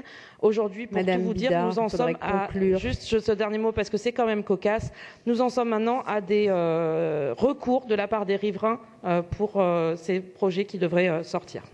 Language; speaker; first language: French; native; French